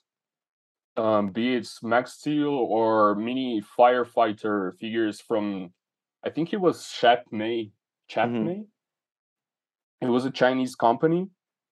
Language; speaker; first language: English; non-native, fluent; Portuguese